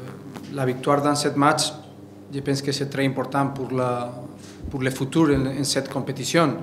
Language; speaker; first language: French; non-native, fluent; Spanish